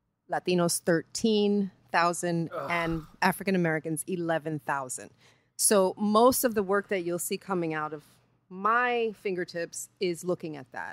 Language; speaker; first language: English; early bilingual, other home language; Spanish